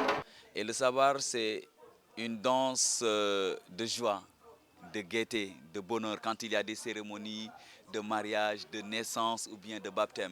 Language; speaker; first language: French; non-native, local second language; Wolof